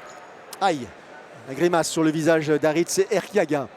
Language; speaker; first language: French; native; French